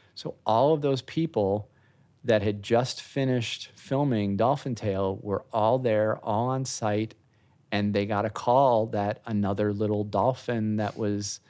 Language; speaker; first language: English; native; English